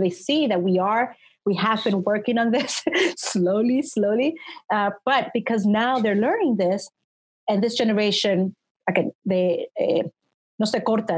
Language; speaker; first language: English; early bilingual, other home language; Spanish